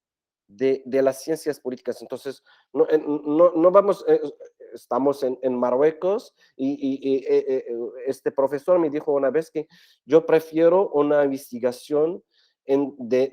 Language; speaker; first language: Spanish; non-native, fluent; Arabic